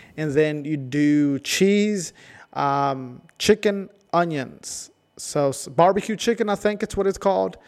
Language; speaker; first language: English; non-native, fluent; Spanish